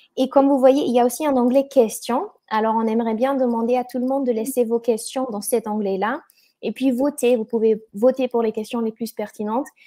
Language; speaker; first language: French; non-native, fluent; German